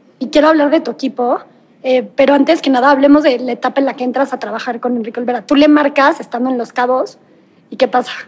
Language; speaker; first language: Spanish; native; Spanish